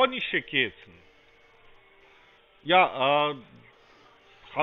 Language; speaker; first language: German; non-native, fluent; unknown